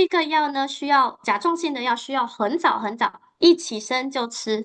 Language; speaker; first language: Chinese; native; Chinese